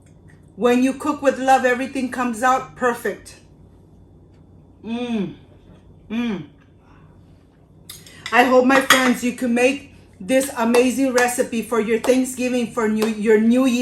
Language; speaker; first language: English; non-native, fluent; Spanish